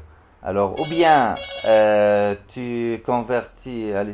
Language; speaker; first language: French; non-native, fluent; Arabic